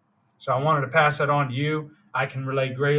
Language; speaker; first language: English; native; English